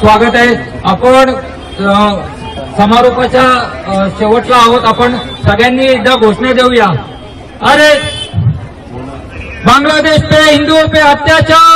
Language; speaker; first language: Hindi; non-native, local second language; Marathi